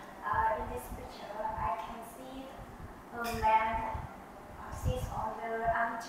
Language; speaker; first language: English; non-native, learner; Vietnamese